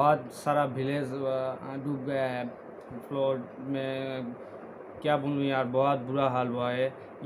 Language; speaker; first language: Hindi; non-native, learner; Bangla